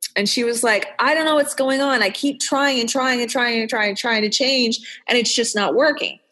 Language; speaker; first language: English; native; English